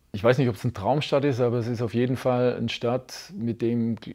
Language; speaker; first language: German; native; German